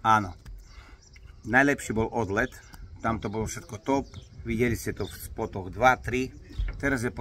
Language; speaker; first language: Slovak; native; Slovak